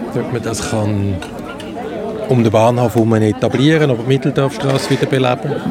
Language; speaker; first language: German; non-native, fluent; Persian